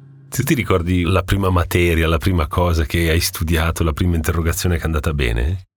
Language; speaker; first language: Italian; native; Italian